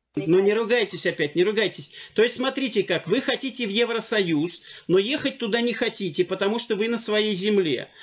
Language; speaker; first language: Russian; native; Russian